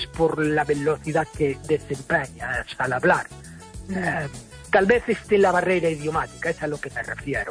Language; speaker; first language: Spanish; non-native, fluent; English